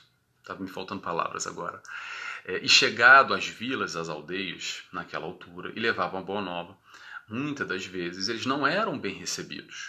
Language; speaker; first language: Portuguese; native; Portuguese